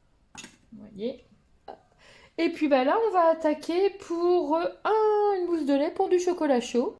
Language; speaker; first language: French; native; French